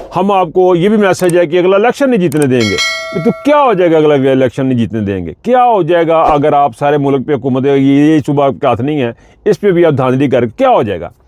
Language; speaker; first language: Urdu; non-native, local second language; Punjabi